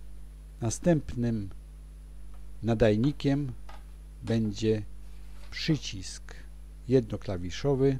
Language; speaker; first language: Polish; native; Polish